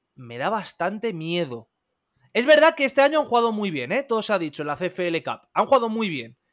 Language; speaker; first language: Spanish; native; Spanish